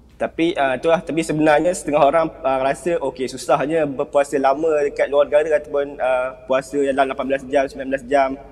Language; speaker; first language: Malay; native; Malay